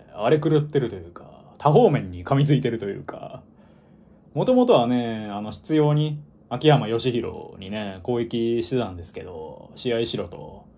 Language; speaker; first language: Japanese; native; Japanese